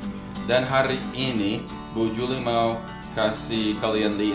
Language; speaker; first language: Indonesian; non-native, fluent; English